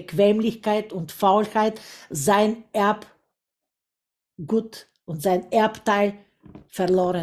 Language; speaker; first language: German; non-native, fluent; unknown